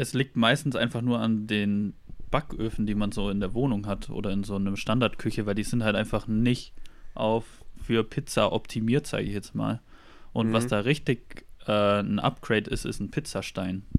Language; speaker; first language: German; native; German